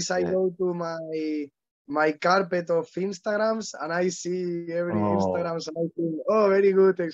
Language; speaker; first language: English; non-native, learner; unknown